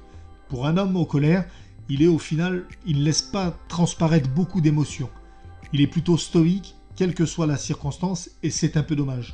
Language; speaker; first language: French; native; French